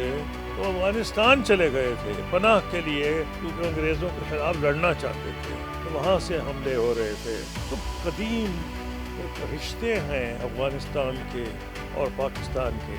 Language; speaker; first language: Urdu; native; Urdu